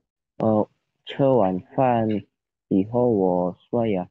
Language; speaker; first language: Chinese; non-native, learner; Indonesian